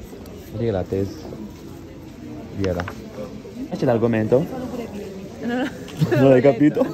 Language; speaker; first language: Italian; non-native, learner; Arabic